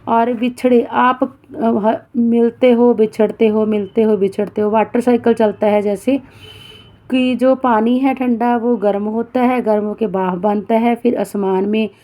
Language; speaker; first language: Hindi; non-native, local second language; Punjabi